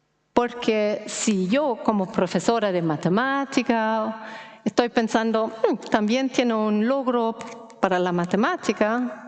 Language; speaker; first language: Spanish; non-native, fluent; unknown